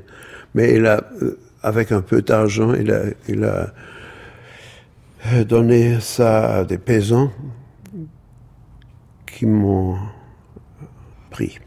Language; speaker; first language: French; non-native, fluent; German